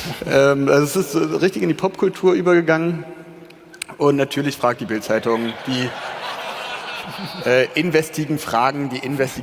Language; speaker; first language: German; native; German